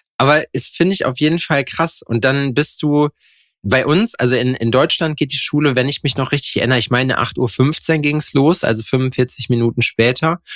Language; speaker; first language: German; native; German